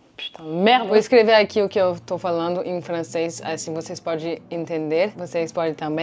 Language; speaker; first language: Portuguese; non-native, learner; French